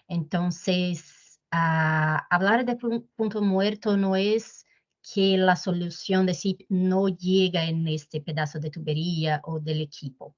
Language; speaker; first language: Spanish; non-native, fluent; Portuguese